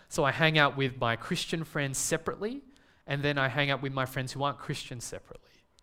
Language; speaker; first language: English; native; English